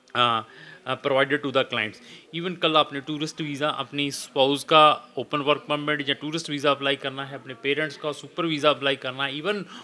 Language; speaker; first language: Hindi; non-native, local second language; Punjabi